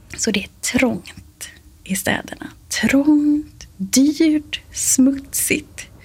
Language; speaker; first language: Swedish; native; Swedish